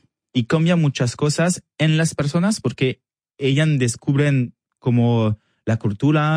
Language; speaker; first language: Spanish; non-native, learner; French